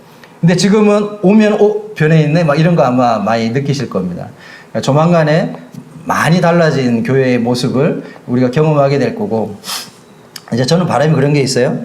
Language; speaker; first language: Korean; native; Korean